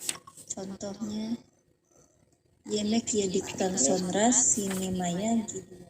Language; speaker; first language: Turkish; non-native, learner; Indonesian